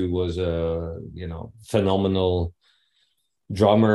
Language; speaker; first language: English; non-native, fluent; Norwegian